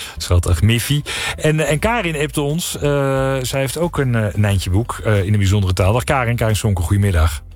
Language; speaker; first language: Dutch; native; Dutch